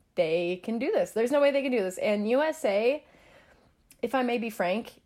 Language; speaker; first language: English; native; English